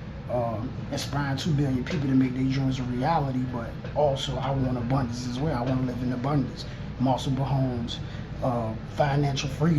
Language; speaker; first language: English; native; English